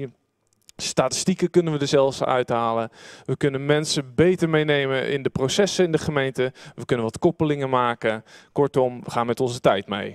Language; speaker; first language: Dutch; native; Dutch